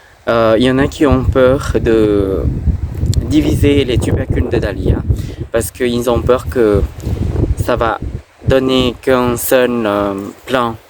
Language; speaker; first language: French; non-native, fluent; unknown